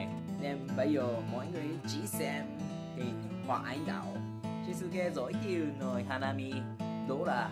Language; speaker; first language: Vietnamese; non-native, learner; Japanese